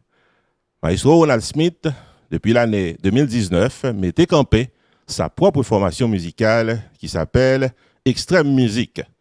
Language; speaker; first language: French; non-native, local second language; Haitian Creole